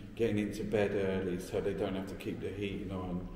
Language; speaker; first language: English; native; English